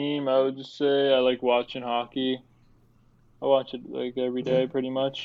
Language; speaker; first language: English; native; English